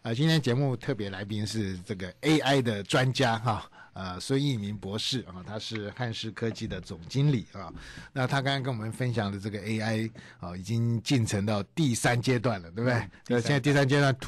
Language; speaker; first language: Chinese; native; Chinese